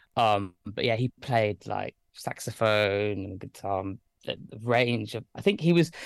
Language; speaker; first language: English; native; English